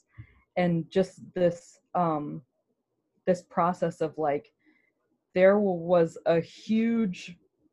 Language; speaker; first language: English; native; English